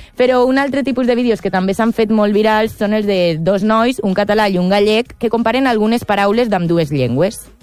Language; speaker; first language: Catalan; native; Catalan